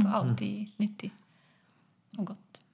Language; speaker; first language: Norwegian; non-native, fluent; Polish